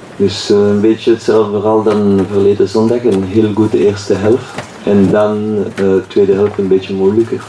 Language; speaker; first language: Dutch; non-native, local second language; French